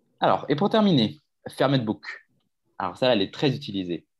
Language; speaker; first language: French; native; French